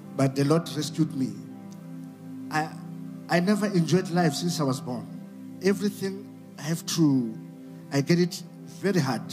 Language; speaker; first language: English; non-native, local second language; Southern Sotho